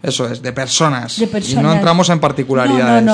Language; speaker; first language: Spanish; native; Spanish